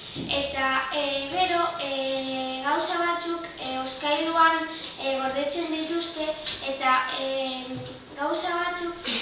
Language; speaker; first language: Basque; non-native, local second language; Spanish